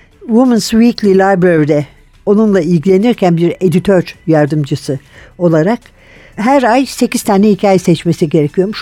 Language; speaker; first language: Turkish; native; Turkish